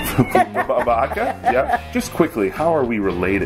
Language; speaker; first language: English; native; English